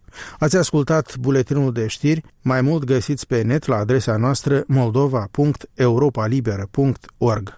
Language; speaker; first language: Romanian; native; Romanian